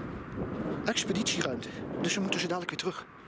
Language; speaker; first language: Dutch; native; Dutch